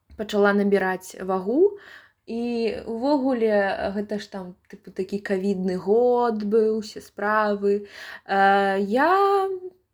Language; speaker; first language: Belarusian; native; Belarusian